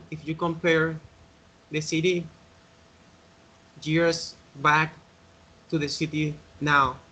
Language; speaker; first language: English; non-native, learner; Spanish